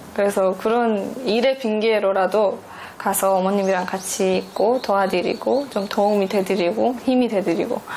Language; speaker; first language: Korean; non-native, fluent; Persian